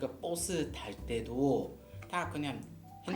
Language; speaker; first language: Korean; non-native, learner; Japanese